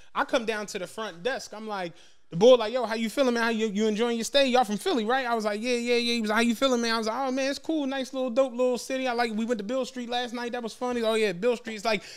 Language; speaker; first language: English; native; English